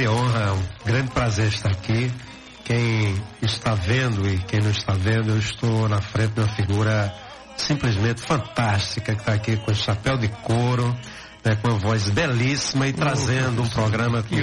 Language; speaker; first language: Portuguese; native; Portuguese